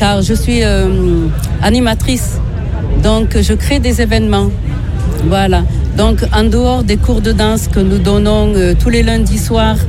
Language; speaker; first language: French; native; French